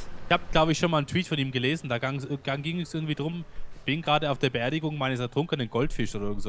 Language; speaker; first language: German; native; German